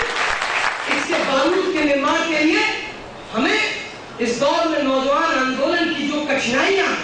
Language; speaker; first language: Hindi; native; Hindi